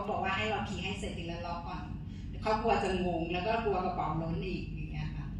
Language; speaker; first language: Thai; non-native, fluent; Burmese